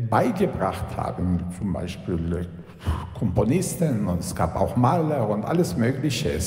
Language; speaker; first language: German; non-native, fluent; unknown